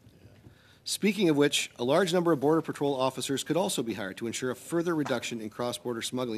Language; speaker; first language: English; native; English